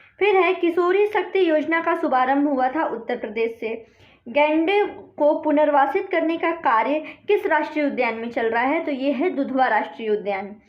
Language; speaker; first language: Hindi; native; Hindi